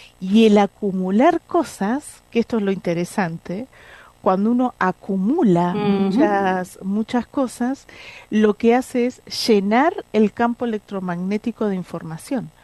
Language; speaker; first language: Spanish; native; Spanish